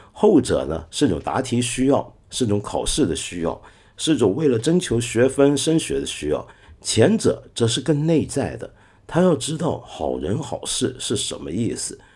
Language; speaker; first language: Chinese; non-native, local second language; Cantonese